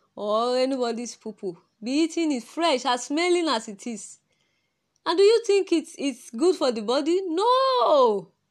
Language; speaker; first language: English; non-native, local second language; Yoruba